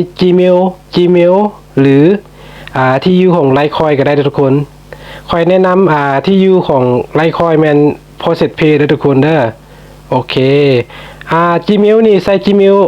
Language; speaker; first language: Thai; non-native, local second language; Lao